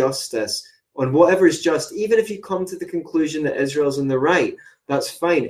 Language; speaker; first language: English; native; English